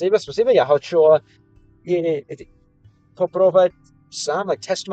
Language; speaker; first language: Russian; non-native, learner; English